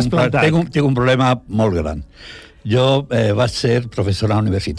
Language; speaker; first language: Catalan; non-native, learner; Portuguese